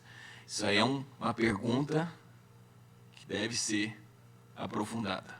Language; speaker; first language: Portuguese; native; Portuguese